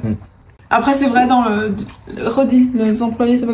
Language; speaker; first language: French; non-native, fluent; Chinese